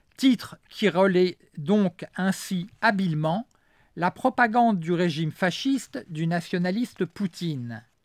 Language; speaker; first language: French; native; French